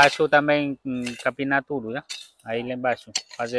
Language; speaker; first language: Portuguese; non-native, learner; Vietnamese